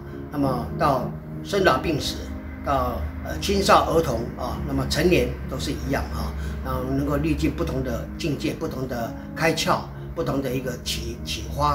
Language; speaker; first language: Chinese; native; Chinese